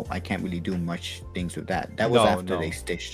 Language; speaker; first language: English; non-native, fluent; Spanish